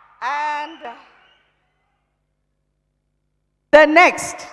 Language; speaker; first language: Telugu; non-native, fluent; Tamil